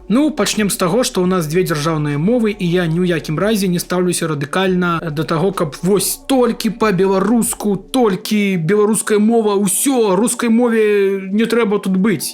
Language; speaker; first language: Belarusian; non-native, local second language; Russian